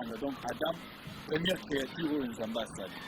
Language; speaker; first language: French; non-native, local second language; Lingala